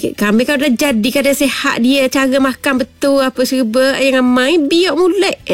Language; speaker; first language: Malay; native; Malay